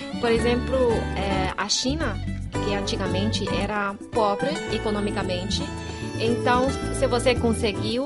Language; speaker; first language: Portuguese; non-native, fluent; Chinese